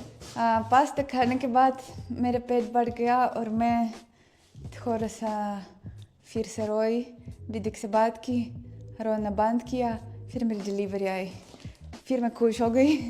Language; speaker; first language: Hindi; non-native, fluent; Russian